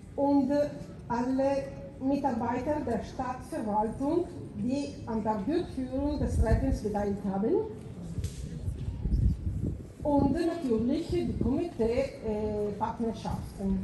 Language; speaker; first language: German; non-native, fluent; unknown